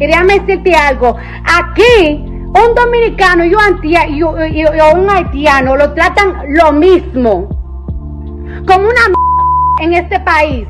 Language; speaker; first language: Spanish; early bilingual, heritage; Spanish